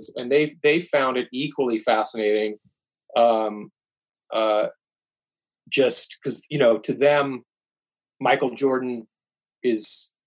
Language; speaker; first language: English; native; English